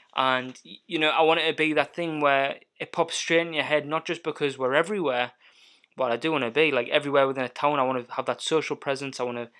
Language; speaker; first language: English; native; English